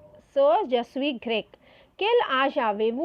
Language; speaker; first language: French; non-native, fluent; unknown